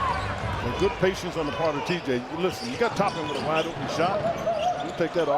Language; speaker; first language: English; native; English